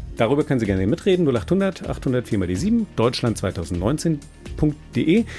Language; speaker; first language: German; native; German